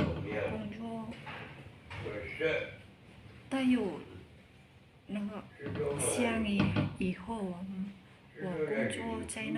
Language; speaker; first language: Chinese; non-native, learner; Indonesian